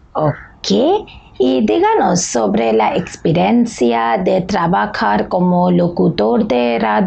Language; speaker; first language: Spanish; non-native, learner; Bangla